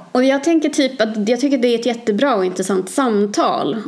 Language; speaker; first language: Swedish; native; Swedish